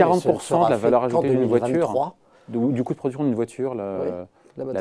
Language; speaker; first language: French; native; French